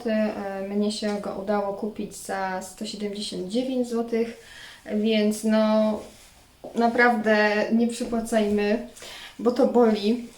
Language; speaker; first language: Polish; native; Polish